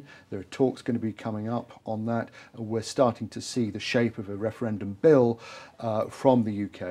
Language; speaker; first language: English; native; English